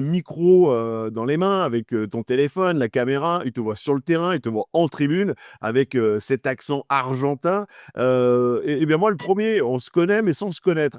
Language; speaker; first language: French; native; French